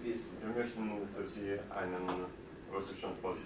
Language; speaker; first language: German; non-native, learner; Russian